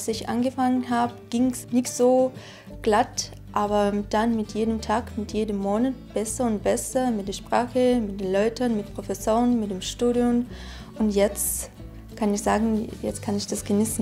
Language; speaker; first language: German; non-native, fluent; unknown